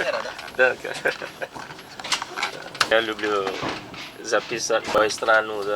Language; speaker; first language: Russian; non-native, learner; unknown